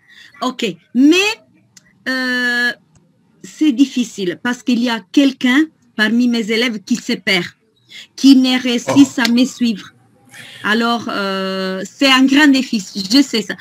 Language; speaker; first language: French; non-native, fluent; Italian